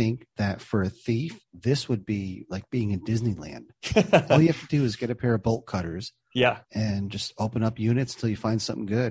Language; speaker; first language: English; native; English